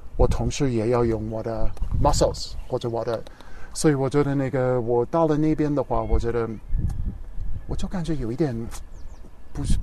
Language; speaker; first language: Chinese; non-native, fluent; English